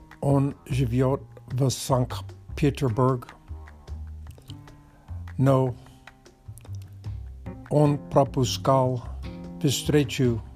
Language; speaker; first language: Russian; non-native, learner; English